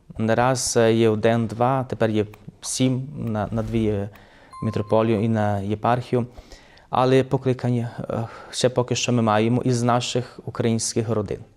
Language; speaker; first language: Ukrainian; early bilingual, heritage; Ukrainian